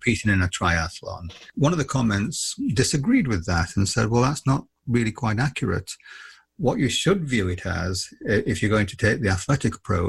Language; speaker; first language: English; native; English